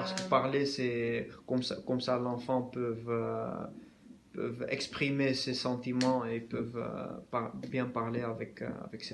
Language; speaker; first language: French; non-native, learner; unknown